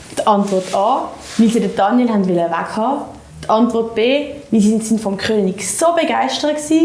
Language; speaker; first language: German; native; German